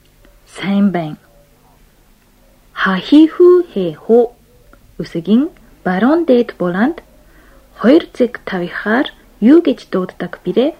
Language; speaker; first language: Mongolian; non-native, fluent; Japanese